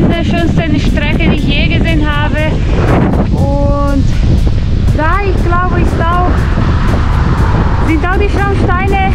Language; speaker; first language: German; non-native, fluent; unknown